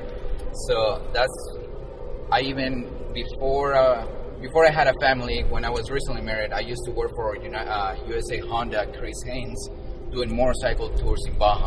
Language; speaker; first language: English; non-native, fluent; Spanish